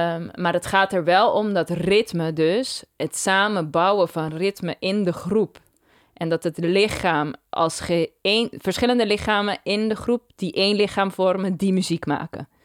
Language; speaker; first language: Dutch; non-native, local second language; Papiamento